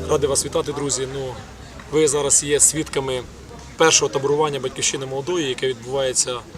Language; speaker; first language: Ukrainian; native; Ukrainian